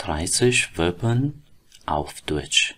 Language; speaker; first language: German; non-native, learner; Persian